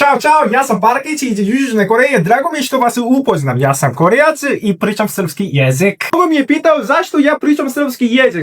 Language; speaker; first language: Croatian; non-native, fluent; Korean